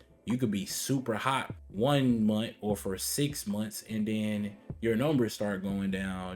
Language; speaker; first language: English; native; English